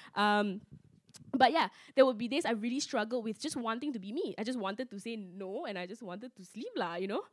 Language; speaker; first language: English; non-native, local second language; Min Nan Chinese